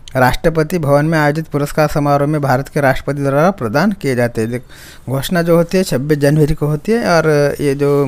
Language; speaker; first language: Hindi; non-native, local second language; Marathi